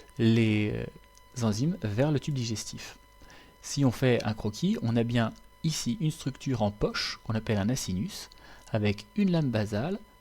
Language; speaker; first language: French; native; French